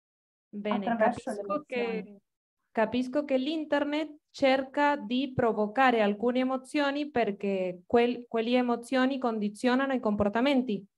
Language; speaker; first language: Italian; non-native, learner; Spanish